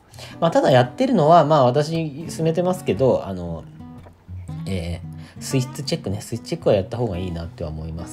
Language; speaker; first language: Japanese; native; Japanese